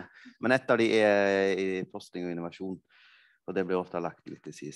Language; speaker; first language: Norwegian; native; Norwegian